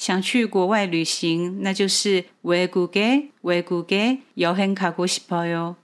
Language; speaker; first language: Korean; non-native, fluent; Chinese